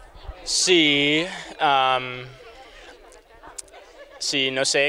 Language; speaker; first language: Spanish; non-native, learner; English